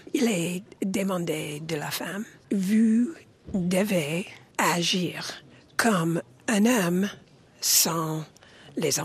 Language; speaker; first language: French; non-native, learner; English